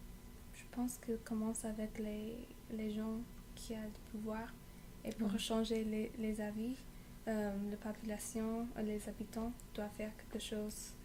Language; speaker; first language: French; non-native, learner; English